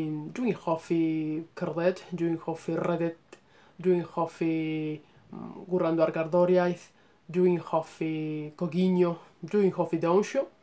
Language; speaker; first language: Welsh; non-native, learner; Spanish